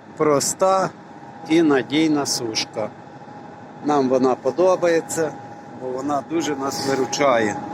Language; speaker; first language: Ukrainian; native; Ukrainian